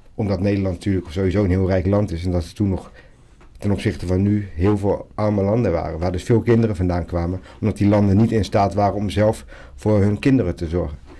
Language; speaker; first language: Dutch; native; Dutch